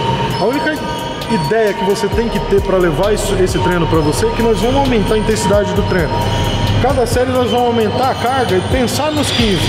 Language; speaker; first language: Portuguese; native; Portuguese